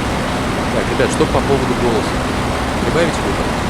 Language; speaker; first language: Russian; native; Russian